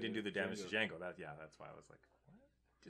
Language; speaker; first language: English; native; English